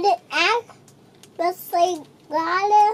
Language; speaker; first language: Lithuanian; early bilingual, heritage; Lithuanian